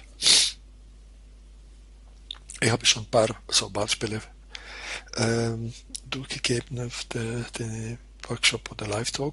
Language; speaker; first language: German; non-native, fluent; Croatian